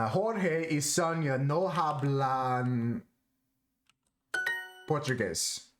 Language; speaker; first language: Spanish; non-native, learner; English